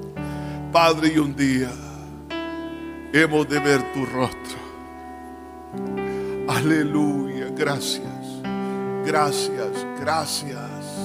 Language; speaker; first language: Spanish; native; Spanish